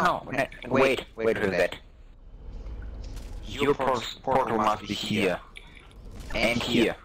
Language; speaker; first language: English; non-native, learner; German